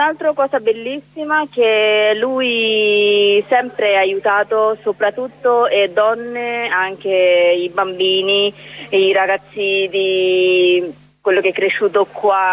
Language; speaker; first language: Italian; non-native, learner; Bangla